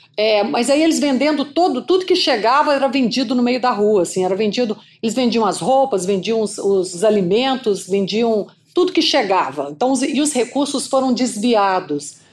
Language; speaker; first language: Portuguese; native; Portuguese